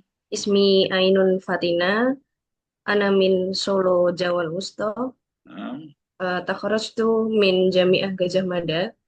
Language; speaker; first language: Arabic; non-native, learner; Javanese